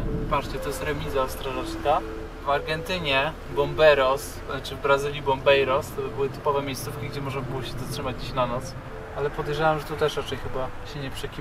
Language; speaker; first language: Polish; native; Polish